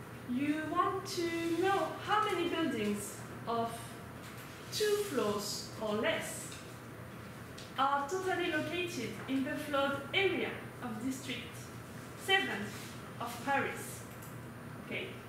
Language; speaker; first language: English; non-native, fluent; French